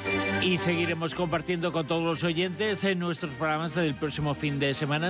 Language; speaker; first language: Spanish; native; Spanish